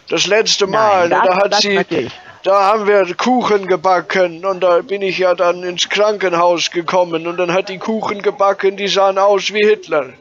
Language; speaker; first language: German; native; German